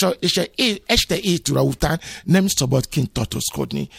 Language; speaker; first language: Hungarian; non-native, learner; Yoruba